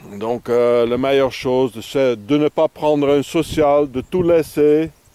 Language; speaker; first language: French; non-native, fluent; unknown